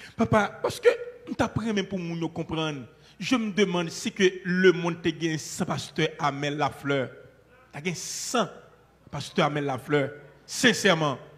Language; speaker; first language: French; non-native, local second language; Haitian Creole